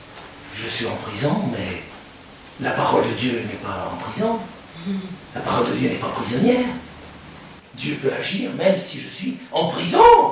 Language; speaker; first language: French; native; French